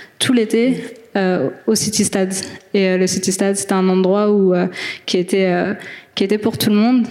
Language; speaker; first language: French; native; French